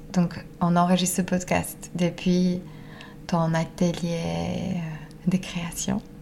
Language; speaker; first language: French; non-native, fluent; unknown